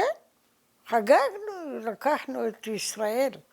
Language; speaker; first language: Hebrew; early bilingual, other home language; Arabic